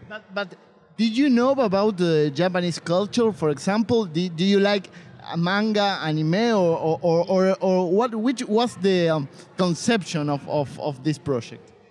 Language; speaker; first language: English; non-native, learner; Spanish